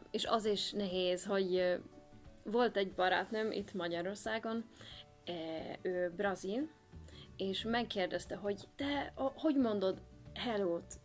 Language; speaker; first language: Hungarian; non-native, fluent; Swedish